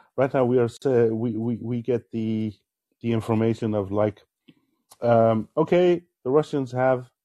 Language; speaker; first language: English; non-native, fluent; Dutch